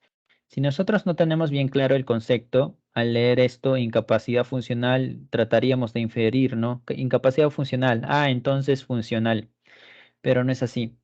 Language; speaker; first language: Spanish; native; Spanish